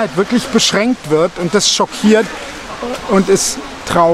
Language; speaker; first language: German; native; German